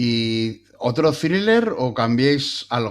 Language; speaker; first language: Spanish; native; Spanish